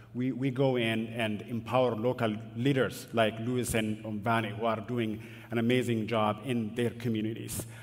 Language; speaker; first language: English; non-native, fluent; Amharic